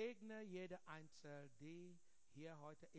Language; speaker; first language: German; non-native, learner; English